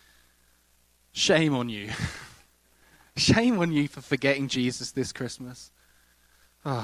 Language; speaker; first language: English; native; English